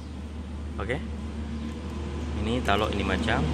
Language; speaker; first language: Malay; non-native, local second language; Chinese